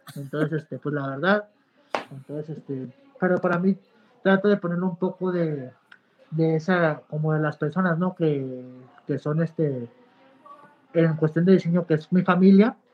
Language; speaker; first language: Spanish; native; Spanish